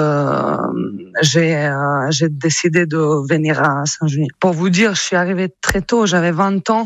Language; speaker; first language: French; non-native, fluent; Croatian